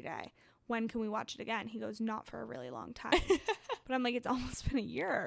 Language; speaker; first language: English; native; English